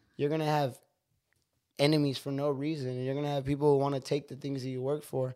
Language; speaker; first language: English; native; English